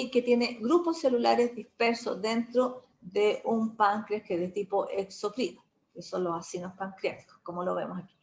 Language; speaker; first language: Spanish; native; Spanish